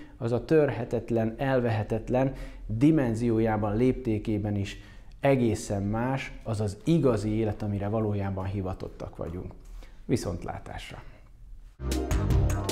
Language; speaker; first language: Hungarian; native; Hungarian